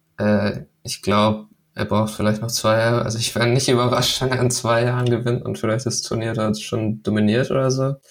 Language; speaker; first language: German; early bilingual, other home language; Danish